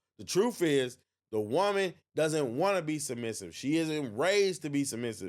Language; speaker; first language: English; native; English